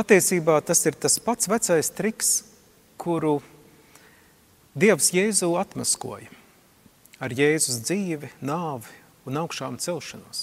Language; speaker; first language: Latvian; native; Latvian